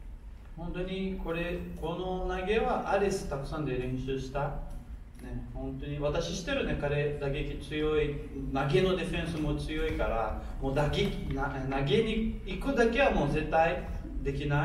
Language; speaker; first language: Japanese; non-native, learner; Portuguese